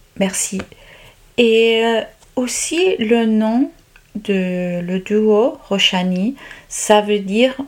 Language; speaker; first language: French; non-native, learner; Italian